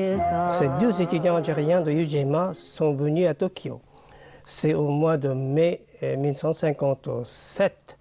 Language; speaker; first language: French; non-native, fluent; Japanese